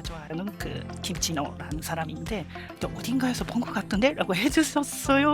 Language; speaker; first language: Korean; non-native, fluent; Japanese